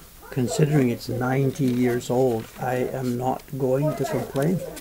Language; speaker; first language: English; native; English